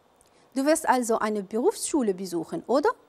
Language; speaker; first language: German; non-native, fluent; Arabic